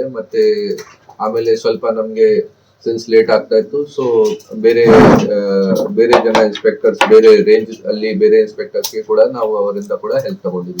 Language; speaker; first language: Kannada; non-native, fluent; Hindi